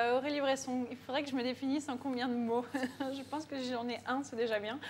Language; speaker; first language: French; native; French